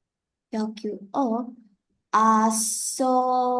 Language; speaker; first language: Japanese; non-native, learner; Indonesian